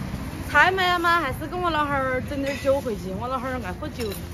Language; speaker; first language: Chinese; native; Chinese